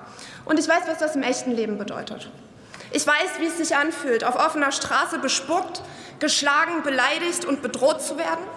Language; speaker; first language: German; early bilingual, other home language; Arabic